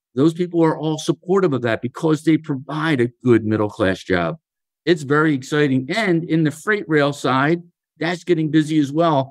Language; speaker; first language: English; native; English